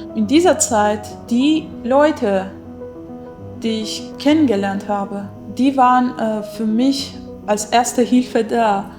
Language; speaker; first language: German; non-native, fluent; Armenian